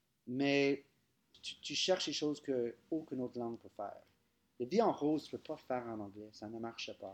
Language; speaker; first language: French; non-native, local second language; English